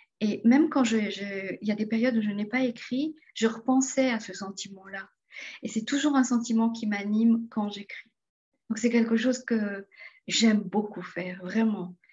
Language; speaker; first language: French; non-native, local second language; Morisyen